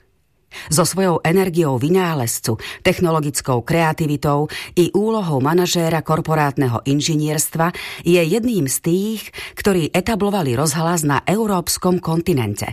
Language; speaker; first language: Slovak; native; Slovak